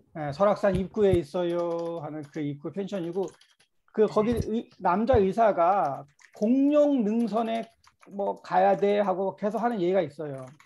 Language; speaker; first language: Korean; native; Korean